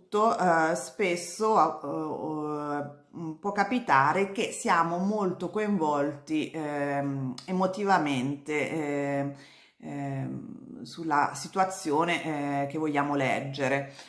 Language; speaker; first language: Italian; native; Italian